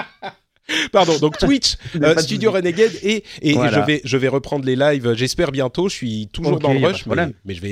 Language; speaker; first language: French; native; French